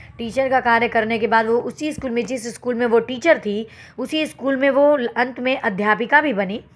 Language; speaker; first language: Hindi; native; Hindi